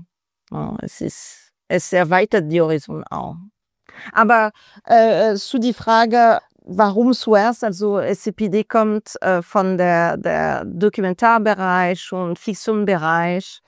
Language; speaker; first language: German; non-native, fluent; French